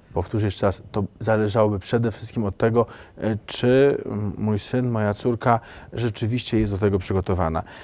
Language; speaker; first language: Polish; native; Polish